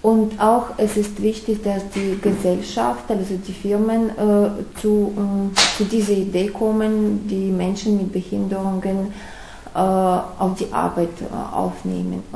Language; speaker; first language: German; non-native, fluent; Russian